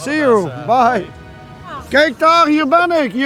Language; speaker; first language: Dutch; native; Dutch